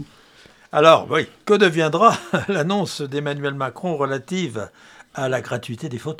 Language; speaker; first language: French; native; French